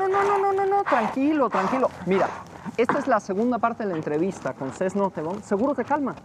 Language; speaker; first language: Spanish; native; Spanish